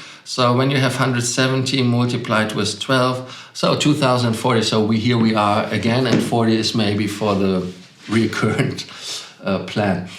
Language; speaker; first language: English; non-native, fluent; German